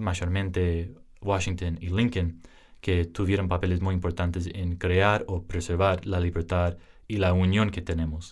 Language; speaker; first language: Spanish; early bilingual, heritage; English